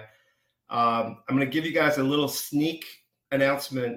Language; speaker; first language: English; native; English